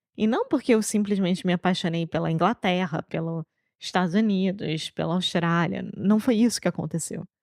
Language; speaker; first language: Portuguese; native; Portuguese